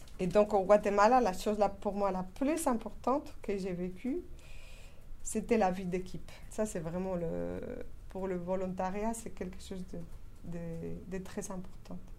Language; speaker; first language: French; non-native, fluent; Spanish